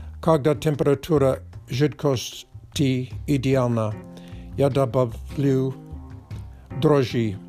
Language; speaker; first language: Russian; non-native, learner; English